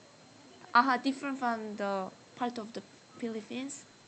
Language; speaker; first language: English; non-native, learner; Korean